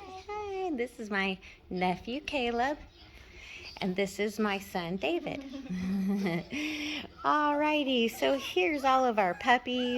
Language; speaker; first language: English; native; English